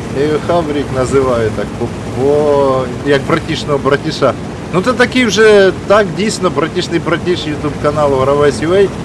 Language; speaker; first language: Ukrainian; native; Ukrainian